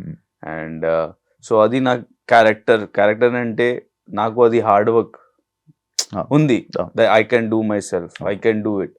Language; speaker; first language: Telugu; non-native, learner; Hindi